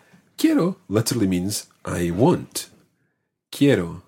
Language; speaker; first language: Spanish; non-native, fluent; English